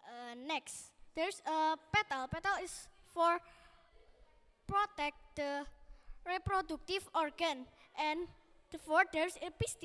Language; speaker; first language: English; non-native, learner; Indonesian